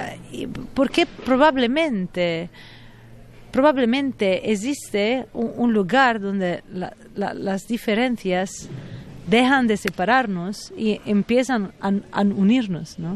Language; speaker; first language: Spanish; non-native, fluent; Italian